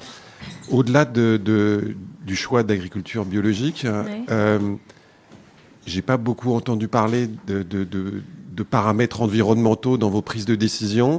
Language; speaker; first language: French; native; French